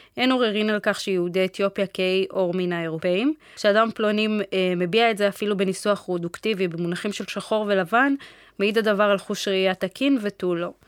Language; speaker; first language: Hebrew; early bilingual, other home language; Amharic